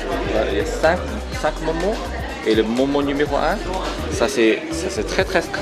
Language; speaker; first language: French; non-native, learner; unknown